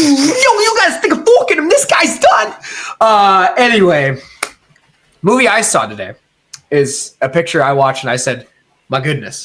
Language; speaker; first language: English; native; English